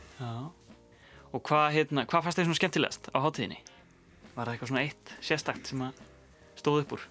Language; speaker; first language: Icelandic; native; Icelandic